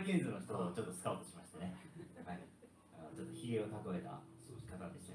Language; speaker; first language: Japanese; native; Japanese